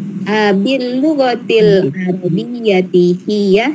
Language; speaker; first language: Arabic; non-native, learner; Indonesian